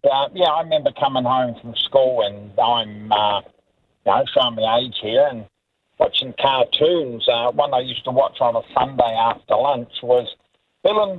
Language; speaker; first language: English; native; English